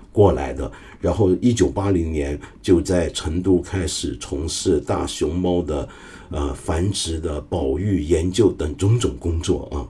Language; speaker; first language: Chinese; non-native, local second language; Cantonese